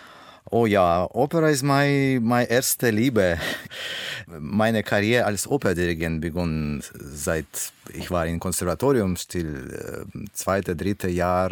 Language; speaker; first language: German; non-native, learner; Russian